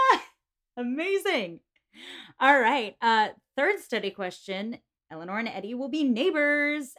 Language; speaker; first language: English; native; English